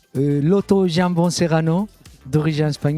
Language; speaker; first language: French; non-native, fluent; Catalan